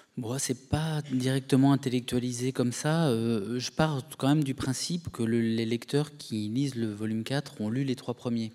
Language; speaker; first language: French; native; French